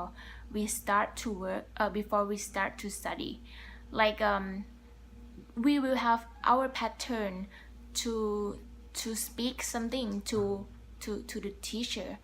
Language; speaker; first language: English; non-native, learner; Thai